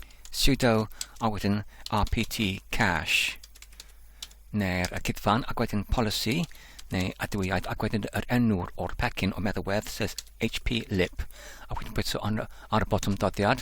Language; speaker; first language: Welsh; non-native, learner; English